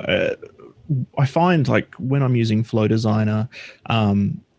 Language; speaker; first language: English; native; English